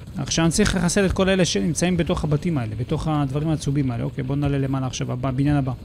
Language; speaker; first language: Hebrew; native; Hebrew